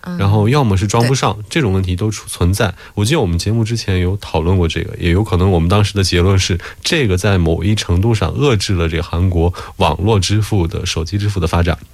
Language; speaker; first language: Chinese; native; Chinese